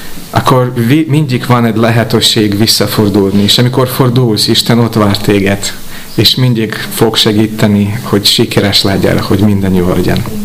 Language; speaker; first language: Hungarian; non-native, fluent; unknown